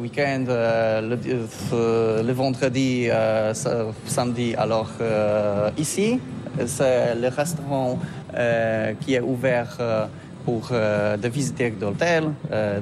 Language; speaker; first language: French; non-native, learner; Polish